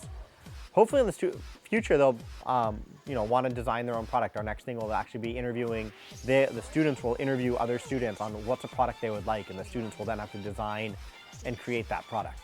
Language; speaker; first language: English; native; English